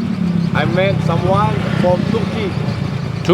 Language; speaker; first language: English; non-native, learner; Indonesian